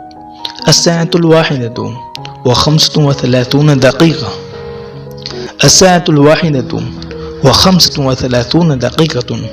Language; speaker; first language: Arabic; non-native, fluent; Urdu